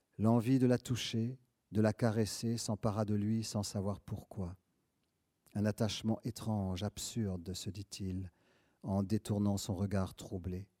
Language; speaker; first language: French; native; French